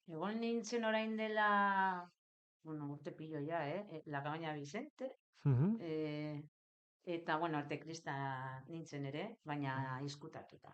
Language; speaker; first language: Basque; non-native, local second language; Spanish